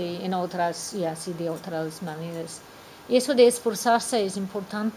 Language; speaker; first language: Spanish; non-native, fluent; English